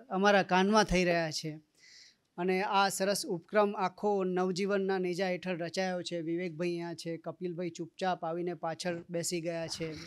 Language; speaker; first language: Gujarati; native; Gujarati